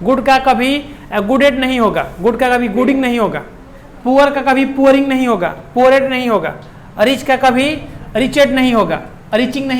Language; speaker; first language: Hindi; non-native, local second language; Bhojpuri